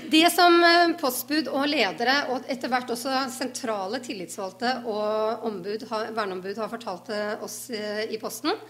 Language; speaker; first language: Norwegian; native; Norwegian